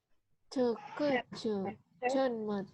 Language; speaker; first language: Chinese; non-native, learner; Indonesian